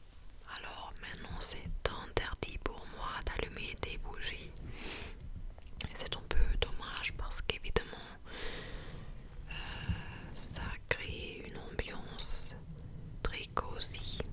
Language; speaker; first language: French; non-native, fluent; English